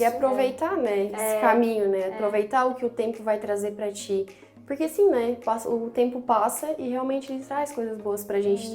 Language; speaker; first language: Portuguese; native; Portuguese